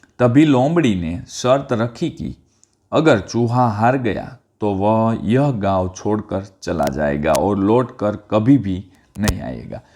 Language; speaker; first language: Hindi; non-native, local second language; Gujarati